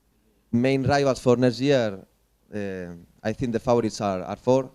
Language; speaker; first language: English; non-native, fluent; Spanish